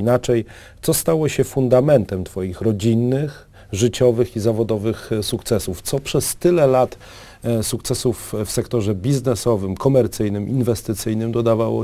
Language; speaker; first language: Polish; native; Polish